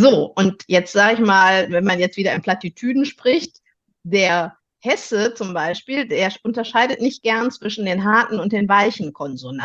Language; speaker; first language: German; native; German